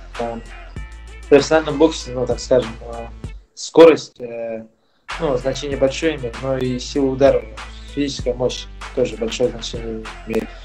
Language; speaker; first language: Russian; early bilingual, other home language; Armenian